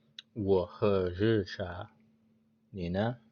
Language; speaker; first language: Chinese; non-native, learner; English